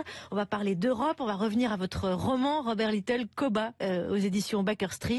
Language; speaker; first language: French; native; French